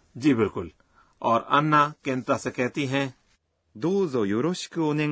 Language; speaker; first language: Urdu; native; Urdu